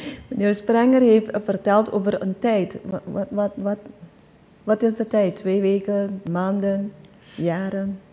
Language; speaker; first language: Dutch; non-native, local second language; Papiamento